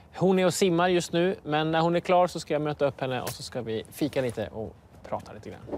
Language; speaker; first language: Swedish; native; Swedish